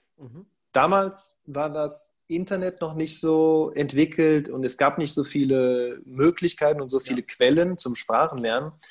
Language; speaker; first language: German; native; German